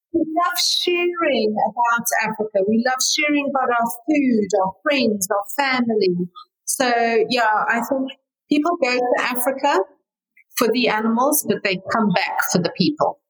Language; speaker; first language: English; native; English